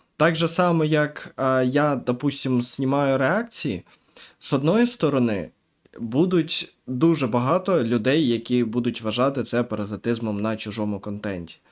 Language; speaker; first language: Ukrainian; native; Ukrainian